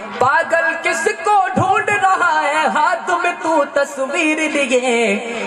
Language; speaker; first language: Hindi; native; Hindi